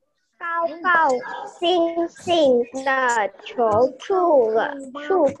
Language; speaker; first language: Chinese; non-native, learner; Indonesian